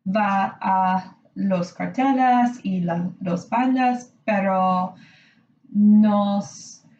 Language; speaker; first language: Spanish; non-native, learner; English